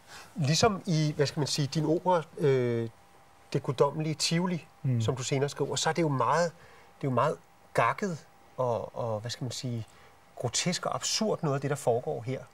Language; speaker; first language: Danish; native; Danish